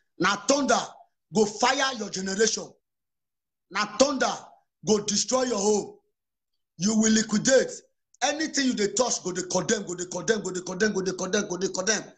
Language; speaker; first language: Nigerian Pidgin; non-native, local second language; Bini